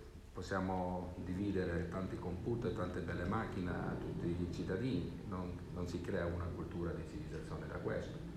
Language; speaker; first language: Italian; non-native, learner; Swedish